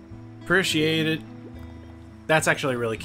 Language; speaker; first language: English; native; English